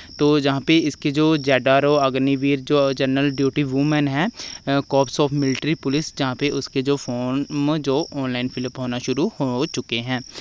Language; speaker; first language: Hindi; non-native, local second language; Punjabi